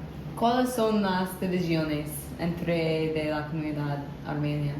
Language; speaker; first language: Spanish; non-native, learner; English